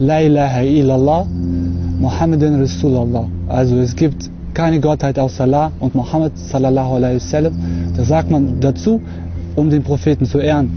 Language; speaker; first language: German; early bilingual, other home language; Russian